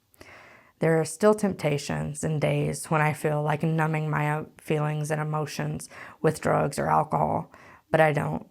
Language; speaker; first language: English; native; English